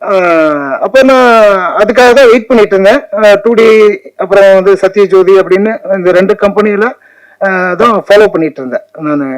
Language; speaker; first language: Tamil; native; Tamil